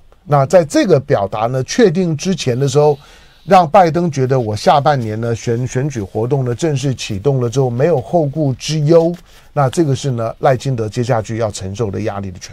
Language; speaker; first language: Chinese; native; Chinese